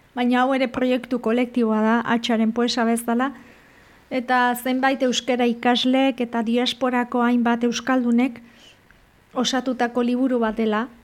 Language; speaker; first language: Basque; native; Basque